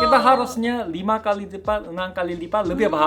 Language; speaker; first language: Indonesian; non-native, fluent; Korean